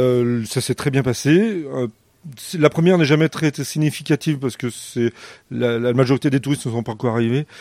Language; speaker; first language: French; native; French